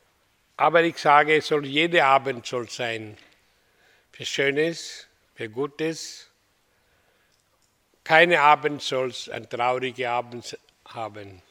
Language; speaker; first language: German; non-native, learner; Hindi